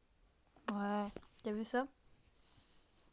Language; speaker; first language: French; native; French